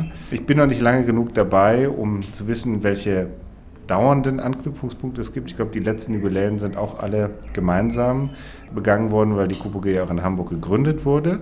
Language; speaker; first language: German; native; German